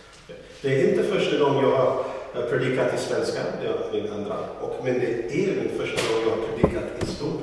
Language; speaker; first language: Swedish; non-native, learner; English